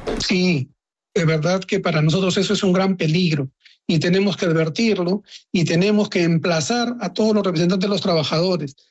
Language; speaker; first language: Spanish; native; Spanish